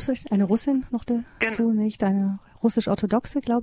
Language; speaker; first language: German; native; German